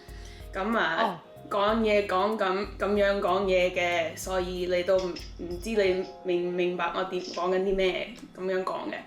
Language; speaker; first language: Cantonese; early bilingual, heritage; Cantonese